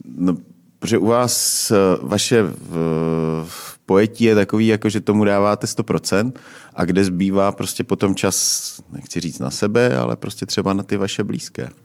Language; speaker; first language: Czech; native; Czech